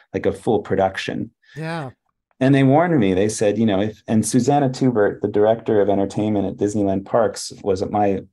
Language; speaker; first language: English; early bilingual, other home language; Hebrew